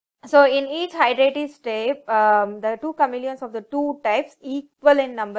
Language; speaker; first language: English; non-native, local second language; Tamil